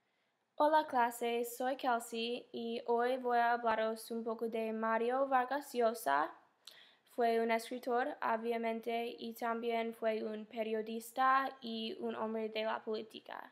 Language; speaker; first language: Spanish; non-native, fluent; English